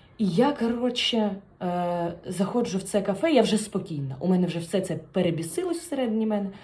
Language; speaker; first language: Ukrainian; non-native, local second language; Russian